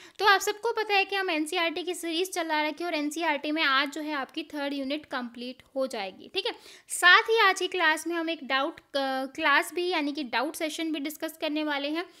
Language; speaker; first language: Hindi; native; Hindi